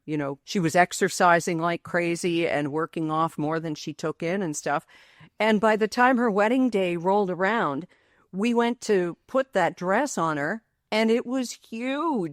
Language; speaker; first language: English; native; English